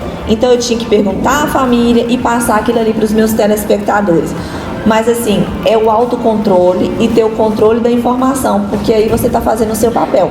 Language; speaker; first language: Portuguese; native; Portuguese